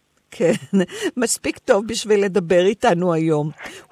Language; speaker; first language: Hebrew; native; Hebrew